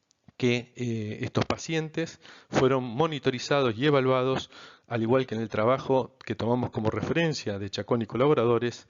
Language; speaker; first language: Spanish; native; Spanish